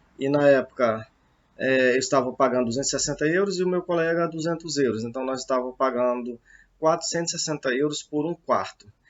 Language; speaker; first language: Portuguese; native; Portuguese